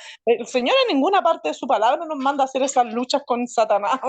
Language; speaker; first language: Spanish; native; Spanish